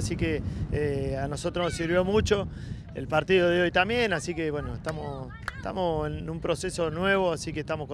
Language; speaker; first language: Spanish; native; Spanish